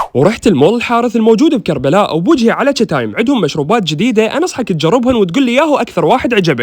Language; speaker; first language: Arabic; native; Arabic